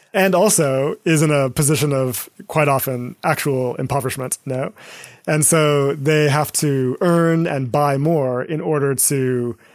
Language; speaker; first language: English; native; English